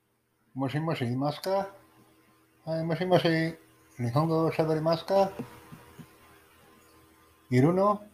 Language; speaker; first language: Japanese; non-native, learner; English